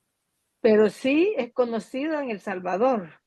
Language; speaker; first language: Spanish; native; Spanish